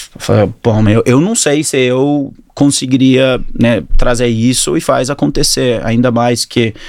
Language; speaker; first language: Portuguese; early bilingual, other home language; English